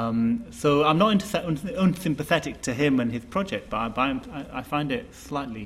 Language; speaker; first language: English; native; English